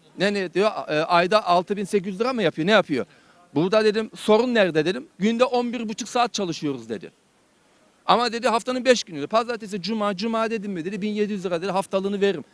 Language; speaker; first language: Turkish; early bilingual, heritage; Turkish